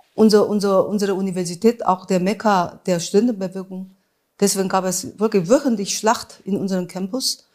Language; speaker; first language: German; non-native, fluent; Korean